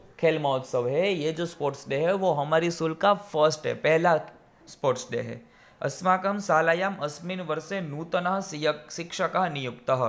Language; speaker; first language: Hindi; non-native, local second language; Gujarati